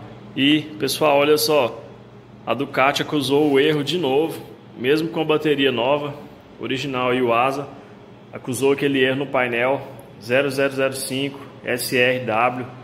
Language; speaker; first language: Portuguese; native; Portuguese